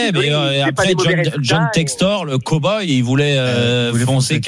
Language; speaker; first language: French; native; French